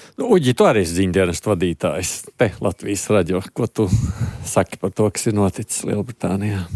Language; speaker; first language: Latvian; native; Latvian